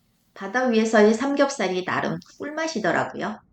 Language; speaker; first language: Korean; native; Korean